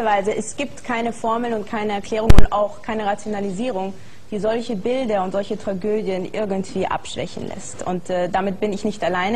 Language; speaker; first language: German; non-native, fluent; Hebrew